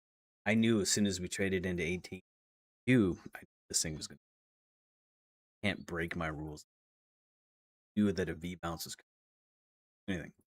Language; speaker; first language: English; native; English